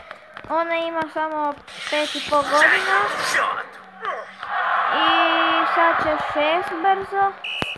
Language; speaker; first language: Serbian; early bilingual, heritage; Croatian